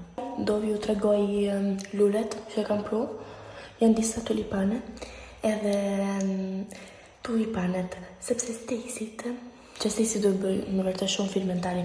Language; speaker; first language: Albanian; early bilingual, heritage; Albanian